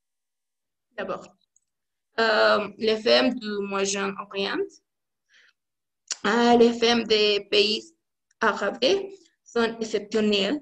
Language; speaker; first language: French; non-native, learner; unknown